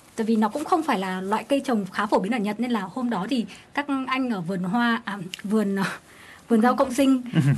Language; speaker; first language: Vietnamese; native; Vietnamese